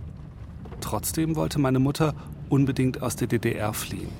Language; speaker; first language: German; native; German